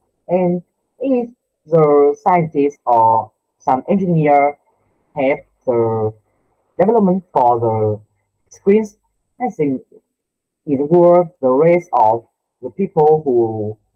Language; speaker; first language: English; non-native, learner; Vietnamese